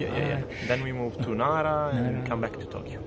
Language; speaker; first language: English; non-native, learner; Italian